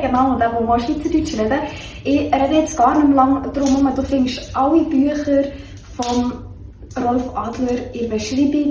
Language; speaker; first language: German; native; German